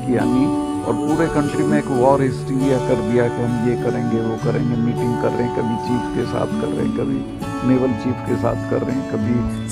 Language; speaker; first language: Hindi; native; Hindi